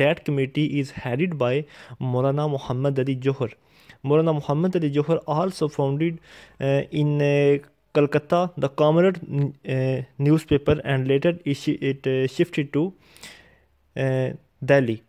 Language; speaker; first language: English; non-native, local second language; Urdu